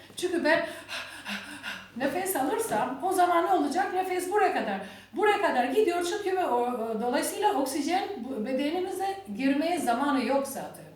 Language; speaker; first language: Turkish; non-native, learner; Albanian